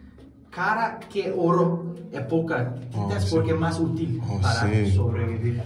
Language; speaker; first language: Spanish; non-native, fluent; Turkish